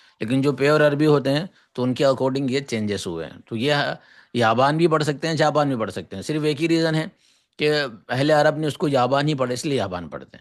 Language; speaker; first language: Urdu; native; Urdu